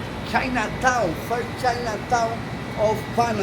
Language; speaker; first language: English; non-native, learner; Spanish